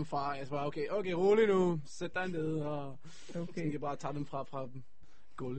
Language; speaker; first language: Danish; non-native, fluent; Hebrew